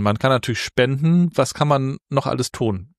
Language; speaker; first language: German; native; German